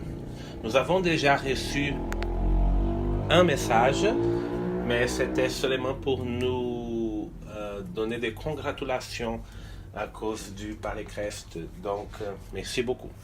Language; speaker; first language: French; non-native, fluent; Portuguese